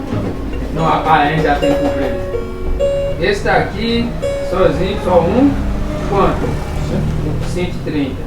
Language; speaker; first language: Portuguese; non-native, learner; Haitian Creole